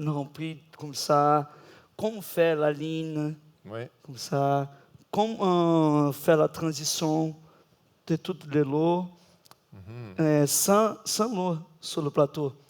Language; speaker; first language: French; non-native, learner; Portuguese